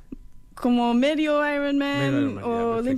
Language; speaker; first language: Spanish; non-native, fluent; English